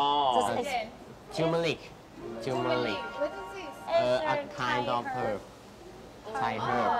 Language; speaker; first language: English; non-native, learner; Thai